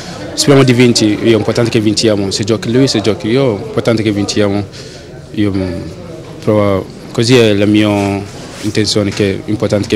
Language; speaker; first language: Italian; non-native, learner; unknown